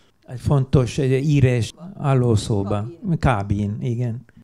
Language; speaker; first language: Hungarian; non-native, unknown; Italian